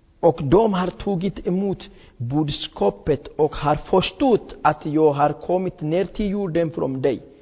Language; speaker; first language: Swedish; non-native, fluent; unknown